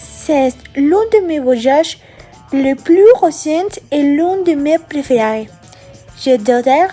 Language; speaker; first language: French; non-native, learner; Spanish